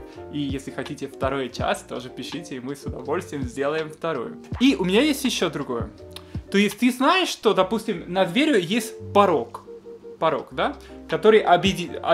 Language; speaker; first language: Russian; non-native, fluent; Spanish